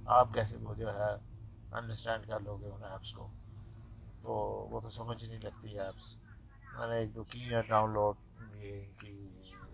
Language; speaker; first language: Urdu; native; Urdu